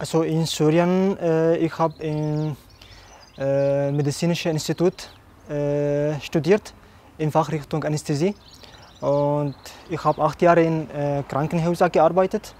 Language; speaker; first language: German; non-native, learner; Arabic